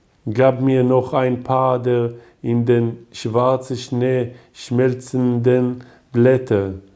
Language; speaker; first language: German; non-native, learner; Hebrew